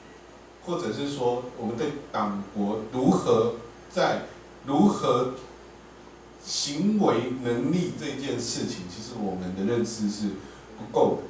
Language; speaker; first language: Chinese; native; Chinese